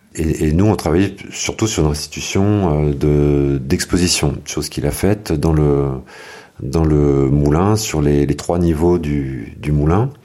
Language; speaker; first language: French; native; French